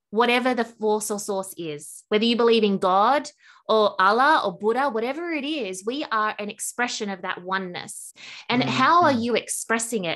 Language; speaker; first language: English; native; English